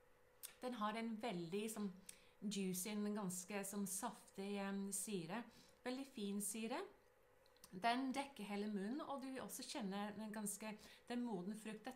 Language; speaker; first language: Norwegian; non-native, fluent; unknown